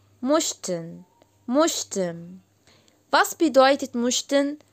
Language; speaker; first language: German; non-native, learner; Arabic